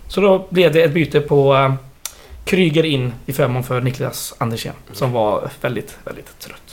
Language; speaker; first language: Swedish; native; Swedish